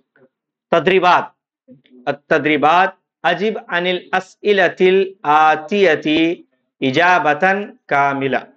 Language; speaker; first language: Arabic; non-native, fluent; Urdu